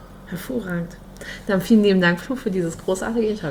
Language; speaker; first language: German; native; German